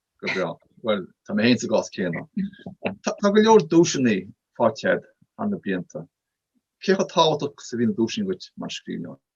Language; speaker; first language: Irish; native; Irish